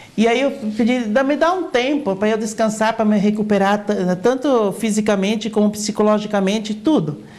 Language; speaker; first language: Portuguese; native; Portuguese